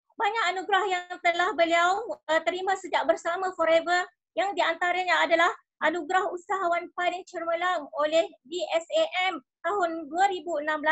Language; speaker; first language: Malay; native; Malay